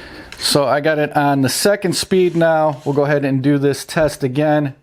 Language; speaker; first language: English; native; English